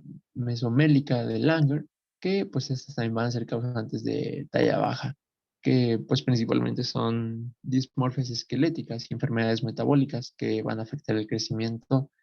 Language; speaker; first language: Spanish; native; Spanish